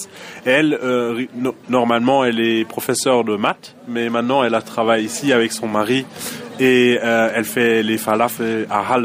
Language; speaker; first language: French; non-native, fluent; German